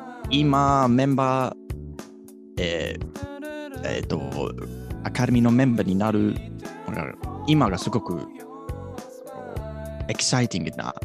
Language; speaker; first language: Japanese; non-native, fluent; English